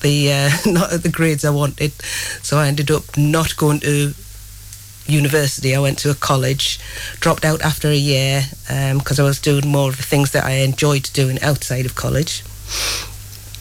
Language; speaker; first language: English; native; English